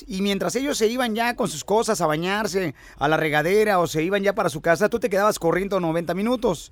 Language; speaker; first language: Spanish; native; Spanish